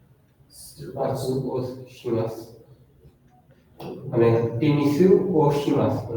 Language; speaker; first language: Japanese; non-native, learner; Bangla